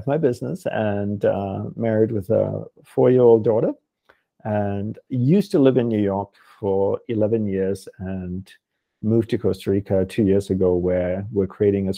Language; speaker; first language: English; non-native, local second language; Tamil